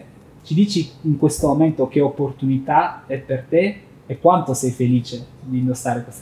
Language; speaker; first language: Italian; native; Italian